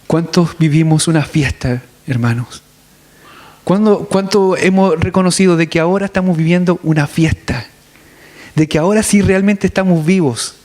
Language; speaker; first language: Spanish; native; Spanish